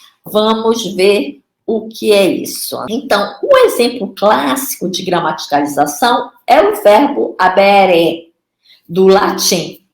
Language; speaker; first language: Portuguese; native; Portuguese